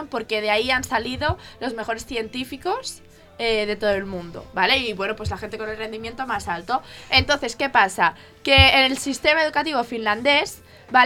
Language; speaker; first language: Spanish; non-native, local second language; Catalan